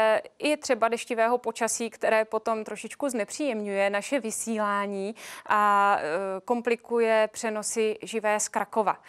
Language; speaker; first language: Czech; native; Czech